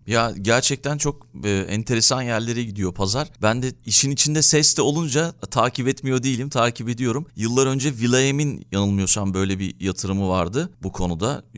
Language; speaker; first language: Turkish; native; Turkish